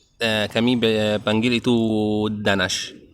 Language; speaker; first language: Indonesian; non-native, learner; Arabic